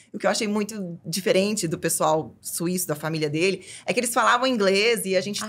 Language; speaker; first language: Portuguese; native; Portuguese